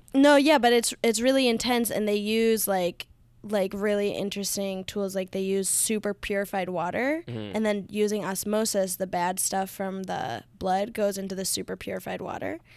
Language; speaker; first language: English; native; English